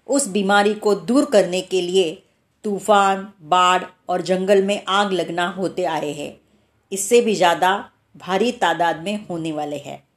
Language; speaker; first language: Hindi; non-native, local second language; Marathi